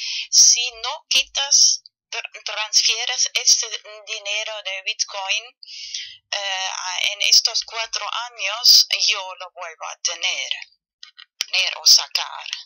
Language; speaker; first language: Spanish; non-native, fluent; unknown